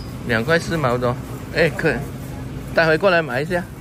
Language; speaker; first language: Chinese; non-native, local second language; Cantonese